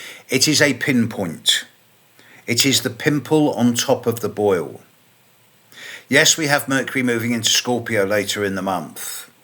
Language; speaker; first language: English; native; English